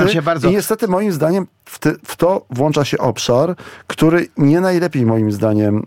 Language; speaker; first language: Polish; native; Polish